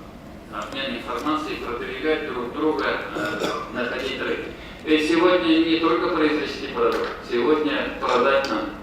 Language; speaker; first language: Russian; non-native, local second language; Tatar